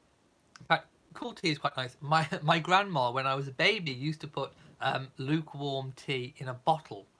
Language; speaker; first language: English; native; English